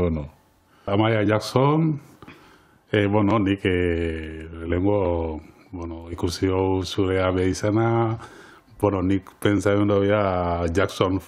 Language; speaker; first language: Basque; non-native, learner; Wolof